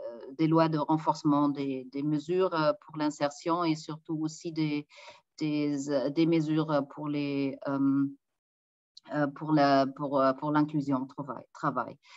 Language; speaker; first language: French; non-native, fluent; German